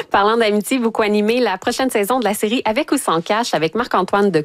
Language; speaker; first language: French; native; French